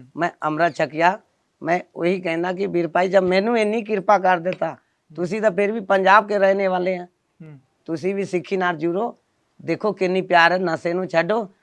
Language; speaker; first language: Punjabi; non-native, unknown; Nepali